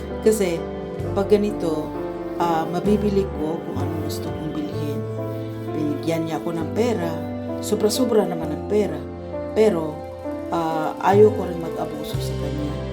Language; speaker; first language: Filipino; non-native, local second language; Cebuano